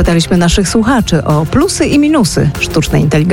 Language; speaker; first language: Polish; native; Polish